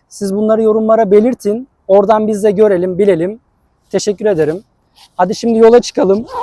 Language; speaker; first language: Turkish; native; Turkish